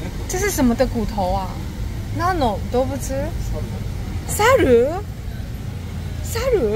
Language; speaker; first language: Chinese; non-native, learner; Japanese